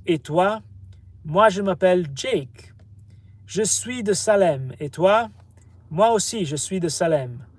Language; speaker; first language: French; non-native, learner; English